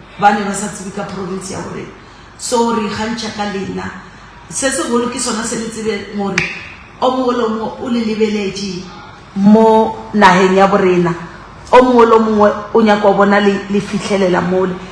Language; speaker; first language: Northern Sotho; non-native, local second language; Venda